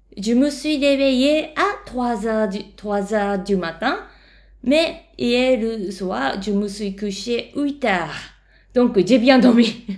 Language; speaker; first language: French; non-native, learner; Japanese